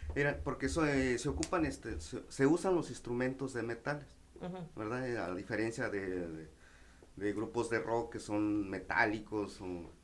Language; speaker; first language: Spanish; non-native, local second language; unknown